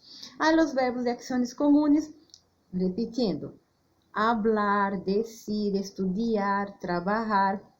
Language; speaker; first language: Spanish; non-native, fluent; Portuguese